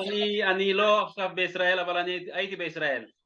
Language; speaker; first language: Hebrew; non-native, learner; Tigrinya